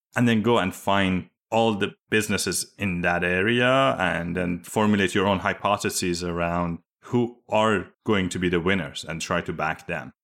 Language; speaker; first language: English; early bilingual, other home language; Persian